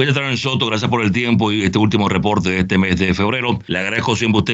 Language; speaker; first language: Spanish; native; Spanish